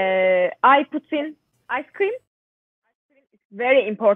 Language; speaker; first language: English; non-native, learner; Turkish